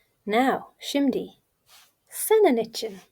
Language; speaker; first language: Turkish; non-native, learner; English